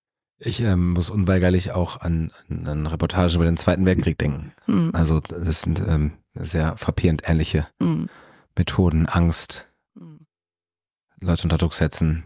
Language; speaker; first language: German; native; German